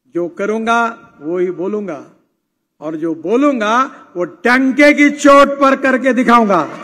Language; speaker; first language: Hindi; non-native, local second language; Marathi